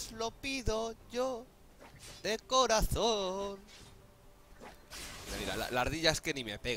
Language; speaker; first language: Spanish; native; Spanish